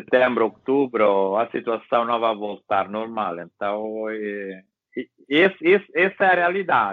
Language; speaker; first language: Portuguese; non-native, learner; Italian